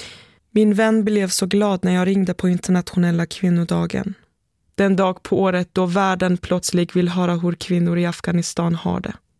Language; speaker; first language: Swedish; early bilingual, other home language; Persian